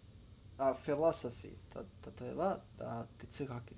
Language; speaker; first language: Japanese; non-native, learner; English